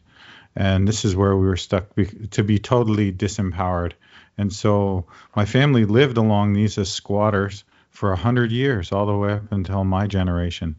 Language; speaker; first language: English; native; English